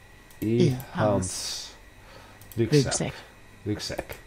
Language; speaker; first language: Swedish; non-native, learner; English